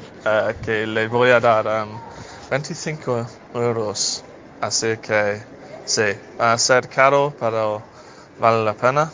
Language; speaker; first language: Spanish; non-native, fluent; English